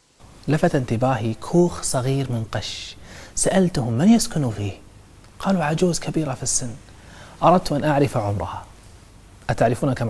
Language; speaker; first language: Arabic; native; Arabic